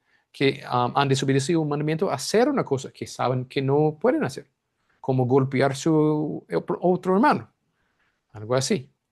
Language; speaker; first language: Spanish; non-native, fluent; English